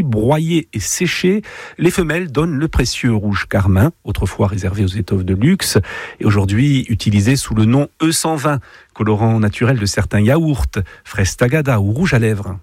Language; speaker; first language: French; native; French